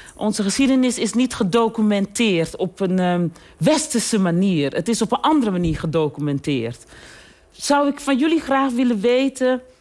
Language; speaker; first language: Dutch; native; Dutch